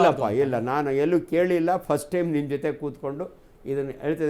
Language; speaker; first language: Kannada; native; Kannada